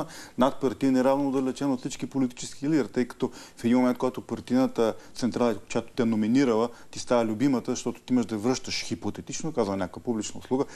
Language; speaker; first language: Bulgarian; native; Bulgarian